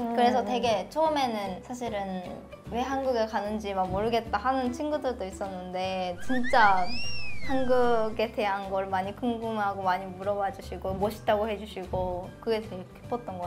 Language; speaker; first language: Korean; non-native, fluent; Japanese